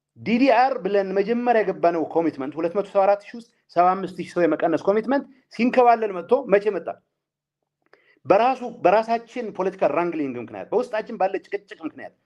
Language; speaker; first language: Amharic; non-native, local second language; Tigrinya